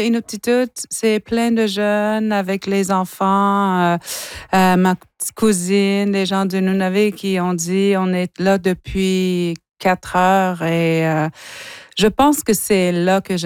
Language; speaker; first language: French; non-native, local second language; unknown